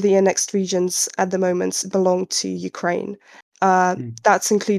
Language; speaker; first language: English; non-native, fluent; Ukrainian